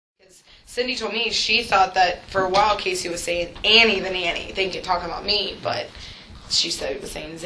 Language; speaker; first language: English; native; English